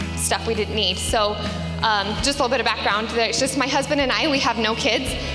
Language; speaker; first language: English; native; English